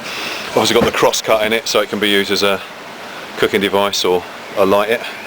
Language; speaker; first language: English; native; English